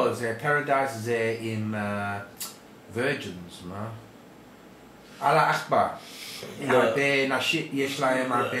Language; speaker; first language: Hebrew; non-native, learner; English